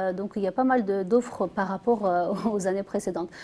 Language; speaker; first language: French; non-native, fluent; Azerbaijani